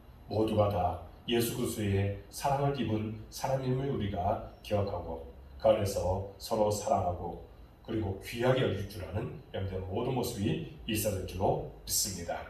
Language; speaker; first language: Korean; native; Korean